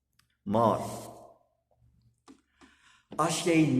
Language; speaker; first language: Afrikaans; native; Afrikaans